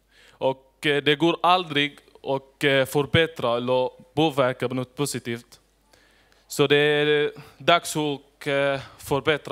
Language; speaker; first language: Swedish; non-native, fluent; Arabic